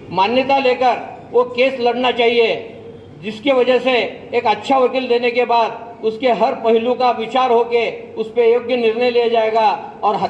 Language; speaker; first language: Hindi; non-native, local second language; Marathi